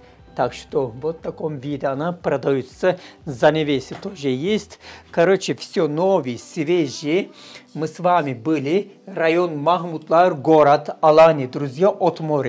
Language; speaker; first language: Russian; non-native, learner; Turkish